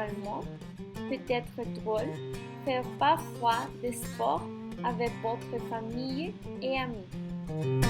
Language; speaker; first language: French; non-native, learner; Spanish